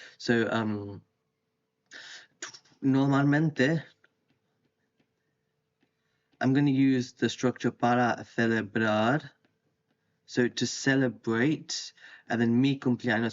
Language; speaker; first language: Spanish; non-native, fluent; English